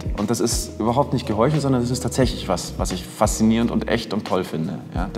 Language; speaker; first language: German; native; German